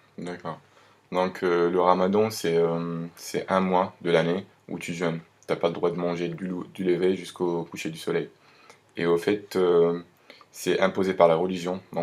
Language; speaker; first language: French; non-native, local second language; Arabic